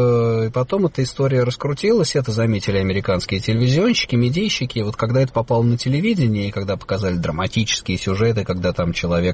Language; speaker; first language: Russian; native; Russian